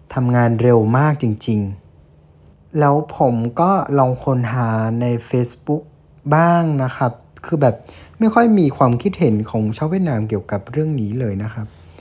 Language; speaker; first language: Thai; non-native, fluent; Vietnamese